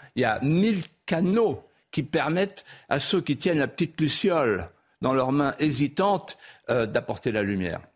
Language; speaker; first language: French; non-native, local second language; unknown